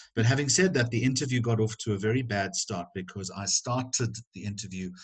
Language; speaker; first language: English; native; English